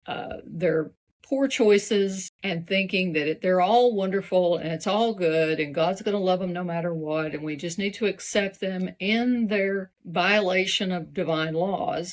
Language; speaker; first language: English; native; English